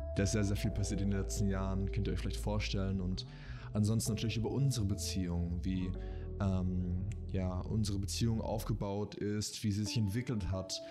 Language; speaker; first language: German; early bilingual, heritage; German